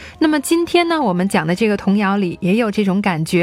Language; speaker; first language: Chinese; native; Chinese